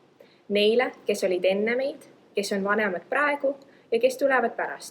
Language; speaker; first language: Estonian; early bilingual, heritage; Estonian